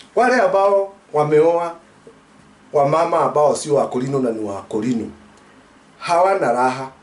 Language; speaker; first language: English; non-native, local second language; Swahili